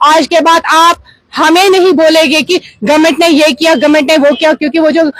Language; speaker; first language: Hindi; non-native, local second language; Kashmiri